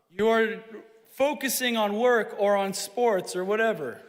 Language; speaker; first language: English; native; English